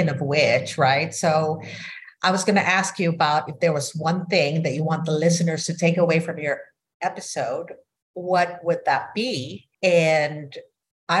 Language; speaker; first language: English; non-native, local second language; Filipino